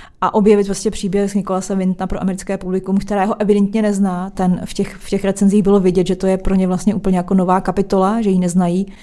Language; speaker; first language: Czech; native; Czech